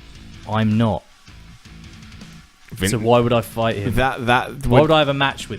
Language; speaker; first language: English; native; English